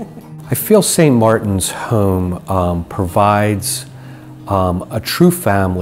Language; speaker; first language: English; native; English